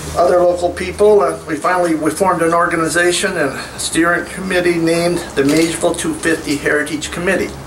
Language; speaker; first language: English; native; English